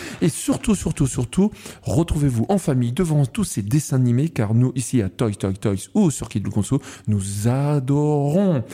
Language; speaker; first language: French; native; French